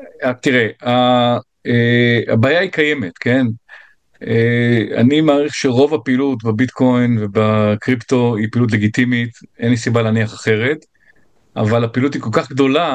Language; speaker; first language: Hebrew; native; Hebrew